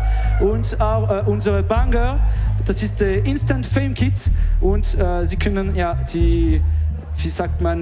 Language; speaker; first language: German; non-native, learner; French